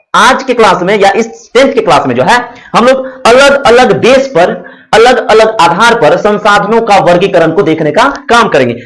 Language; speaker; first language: Hindi; native; Hindi